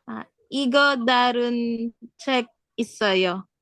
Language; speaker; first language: Korean; non-native, learner; Filipino